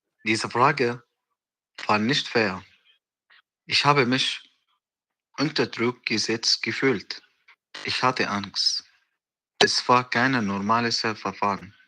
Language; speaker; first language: German; non-native, learner; Arabic